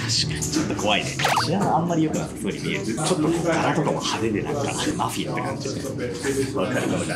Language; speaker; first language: Japanese; native; Japanese